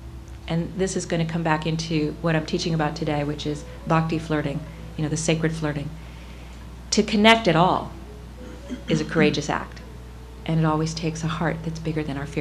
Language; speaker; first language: English; native; English